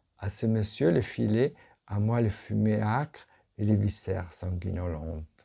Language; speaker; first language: French; non-native, fluent; Italian